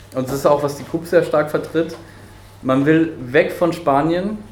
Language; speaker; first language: German; early bilingual, heritage; Spanish